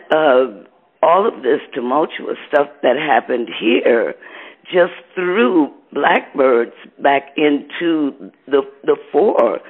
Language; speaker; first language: English; native; English